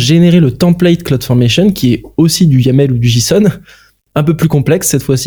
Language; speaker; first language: French; native; French